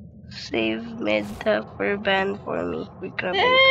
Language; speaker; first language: English; non-native, local second language; Filipino